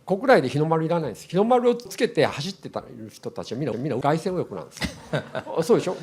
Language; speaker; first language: Japanese; native; Japanese